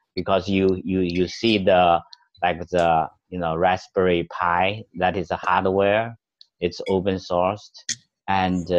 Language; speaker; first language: English; non-native, fluent; Chinese